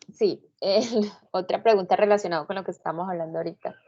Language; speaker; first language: Spanish; native; Spanish